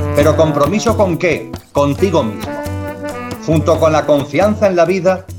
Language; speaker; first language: Spanish; native; Spanish